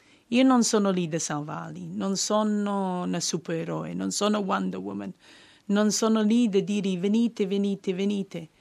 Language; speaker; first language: Italian; non-native, fluent; English